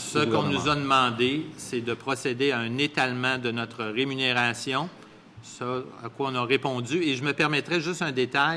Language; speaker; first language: French; native; French